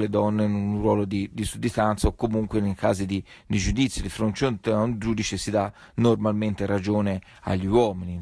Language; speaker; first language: Italian; native; Italian